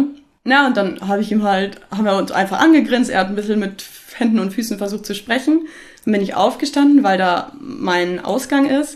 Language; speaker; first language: German; native; German